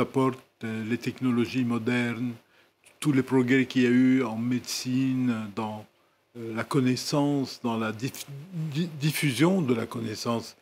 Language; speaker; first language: French; non-native, local second language; Arabic